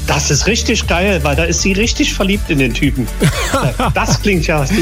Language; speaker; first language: German; native; German